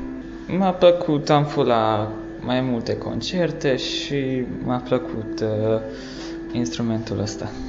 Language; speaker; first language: Romanian; early bilingual, heritage; Romanian